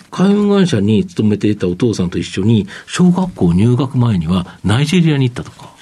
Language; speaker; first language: Japanese; native; Japanese